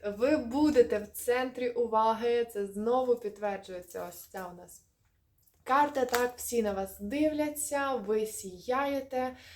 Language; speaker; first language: Ukrainian; non-native, local second language; Russian